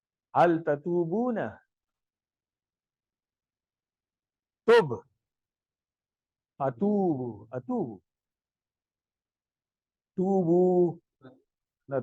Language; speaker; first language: Arabic; non-native, fluent; Urdu